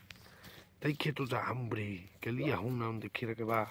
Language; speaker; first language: Spanish; native; Spanish